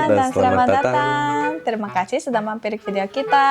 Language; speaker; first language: Indonesian; non-native, fluent; Japanese